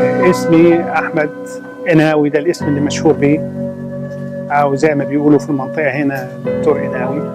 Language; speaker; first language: Arabic; native; Arabic